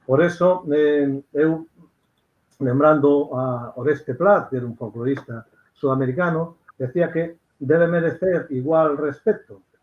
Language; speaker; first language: Spanish; non-native, local second language; Galician